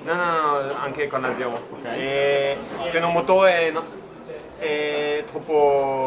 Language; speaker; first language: Italian; non-native, learner; French